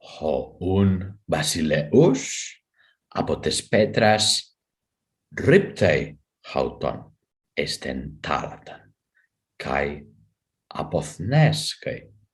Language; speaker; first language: Greek; non-native, fluent; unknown